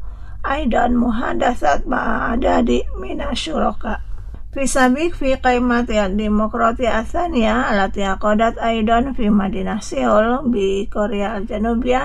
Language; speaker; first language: Arabic; non-native, fluent; Indonesian